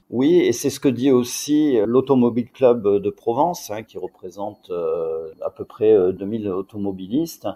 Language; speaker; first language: French; native; French